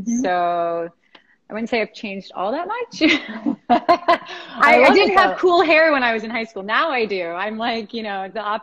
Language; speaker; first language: English; native; English